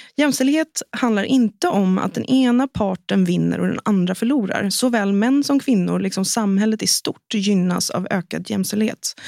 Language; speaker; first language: Swedish; native; Swedish